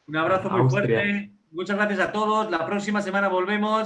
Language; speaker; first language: Spanish; native; Spanish